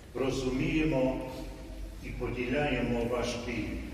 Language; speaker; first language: Ukrainian; early bilingual, heritage; Ukrainian